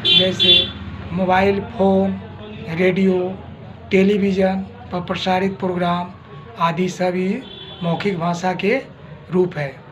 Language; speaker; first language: Hindi; native; Hindi